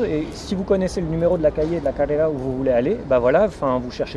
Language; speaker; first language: French; native; French